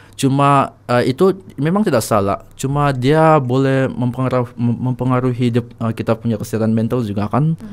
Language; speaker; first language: Malay; native; Malay